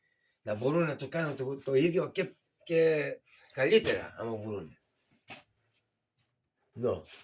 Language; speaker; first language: Greek; early bilingual, heritage; Greek